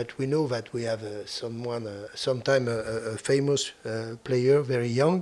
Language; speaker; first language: English; non-native, fluent; French